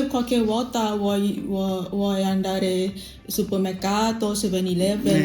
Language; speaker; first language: Italian; non-native, learner; Thai